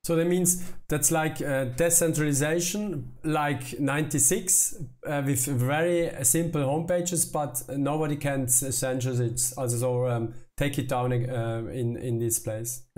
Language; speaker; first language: English; non-native, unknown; German